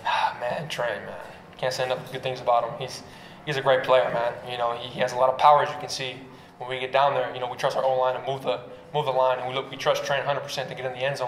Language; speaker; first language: English; early bilingual, other home language; Spanish